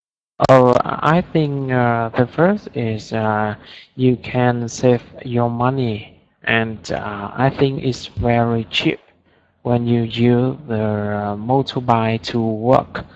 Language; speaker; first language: English; non-native, learner; Vietnamese